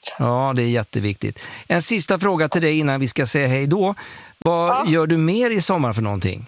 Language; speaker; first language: Swedish; native; Swedish